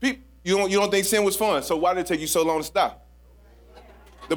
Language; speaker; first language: English; native; English